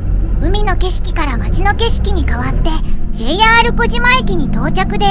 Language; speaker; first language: Japanese; native; Japanese